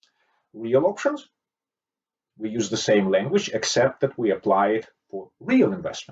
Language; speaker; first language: English; non-native, fluent; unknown